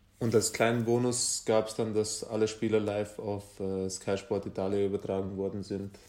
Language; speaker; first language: German; native; German